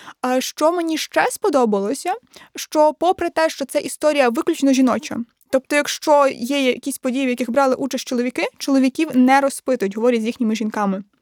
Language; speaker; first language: Ukrainian; native; Ukrainian